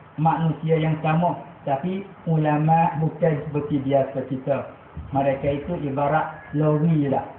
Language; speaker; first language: Malay; native; Malay